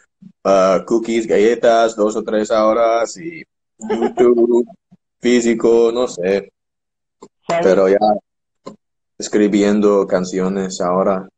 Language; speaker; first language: Spanish; non-native, learner; English